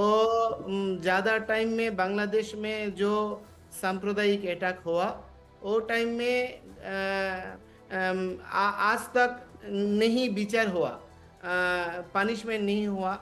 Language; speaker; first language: Hindi; non-native, learner; Bangla